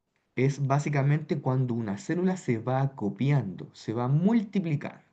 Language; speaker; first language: Spanish; native; Spanish